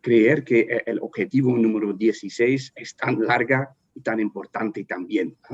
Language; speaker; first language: Spanish; non-native, fluent; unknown